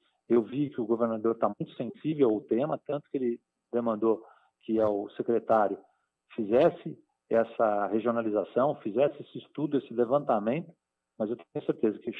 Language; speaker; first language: Portuguese; native; Portuguese